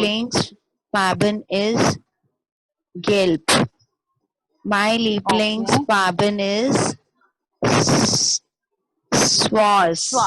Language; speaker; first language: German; non-native, learner; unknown